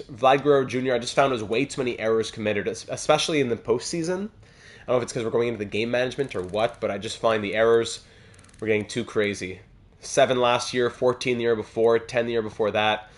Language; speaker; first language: English; native; English